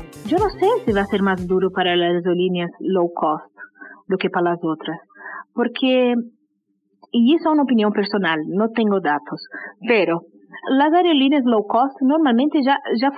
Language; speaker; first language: Spanish; native; Spanish